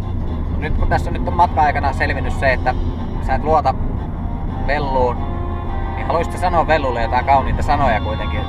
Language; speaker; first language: Finnish; native; Finnish